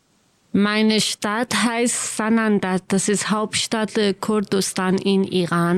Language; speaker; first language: German; non-native, learner; Kurdish